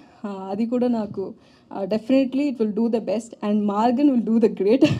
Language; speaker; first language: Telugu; non-native, learner; Tamil